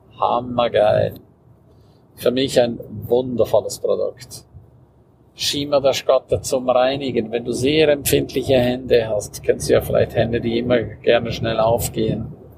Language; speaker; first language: German; non-native, local second language; Romansh